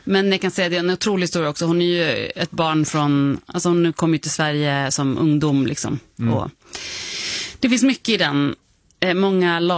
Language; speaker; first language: Swedish; native; Swedish